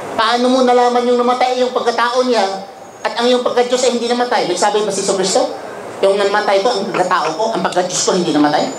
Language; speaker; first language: Filipino; non-native, local second language; Cebuano